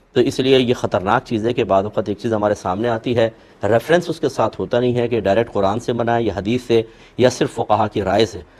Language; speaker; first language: Urdu; native; Urdu